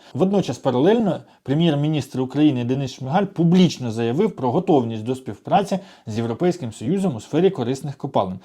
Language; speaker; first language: Ukrainian; non-native, local second language; Russian